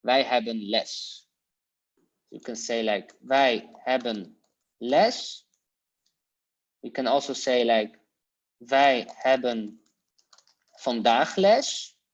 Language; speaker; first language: Dutch; non-native, fluent; Polish